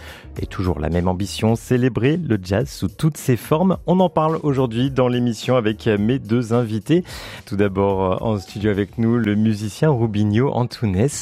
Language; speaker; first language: French; native; French